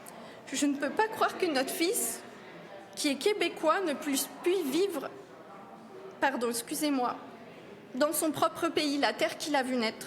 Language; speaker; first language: French; native; French